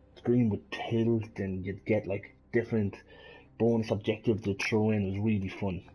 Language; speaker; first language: English; native; English